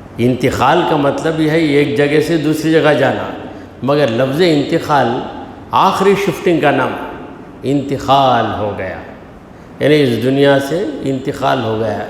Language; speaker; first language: Urdu; native; Urdu